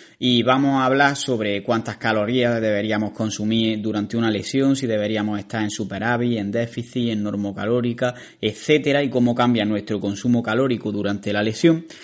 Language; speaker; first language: Spanish; native; Spanish